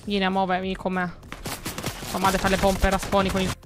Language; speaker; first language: Italian; native; Italian